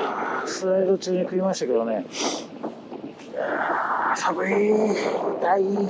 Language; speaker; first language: Japanese; native; Japanese